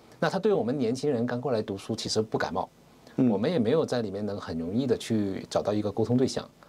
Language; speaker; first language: Chinese; non-native, local second language; Cantonese